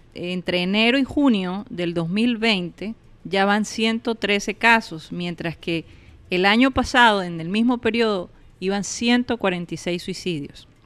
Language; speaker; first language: Spanish; native; Spanish